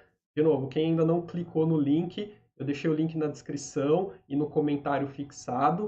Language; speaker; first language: Portuguese; native; Portuguese